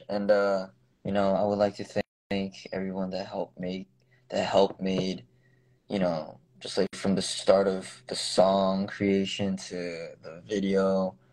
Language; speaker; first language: English; early bilingual, other home language; Korean